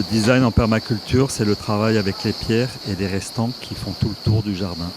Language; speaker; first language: French; native; French